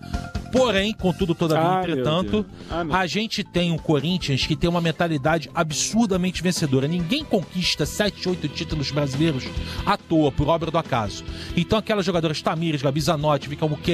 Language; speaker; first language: Portuguese; native; Portuguese